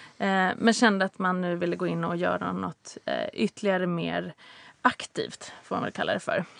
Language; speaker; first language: Swedish; native; Swedish